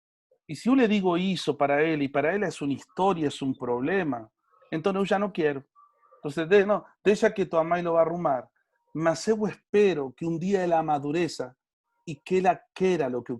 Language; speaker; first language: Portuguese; non-native, learner; Spanish